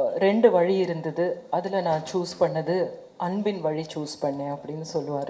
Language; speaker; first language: Tamil; native; Tamil